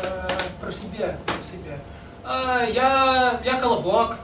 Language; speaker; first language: Russian; non-native, fluent; English